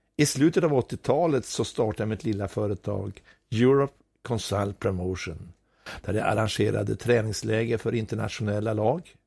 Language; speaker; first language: Swedish; native; Swedish